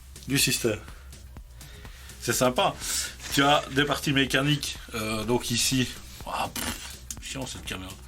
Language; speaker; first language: French; native; French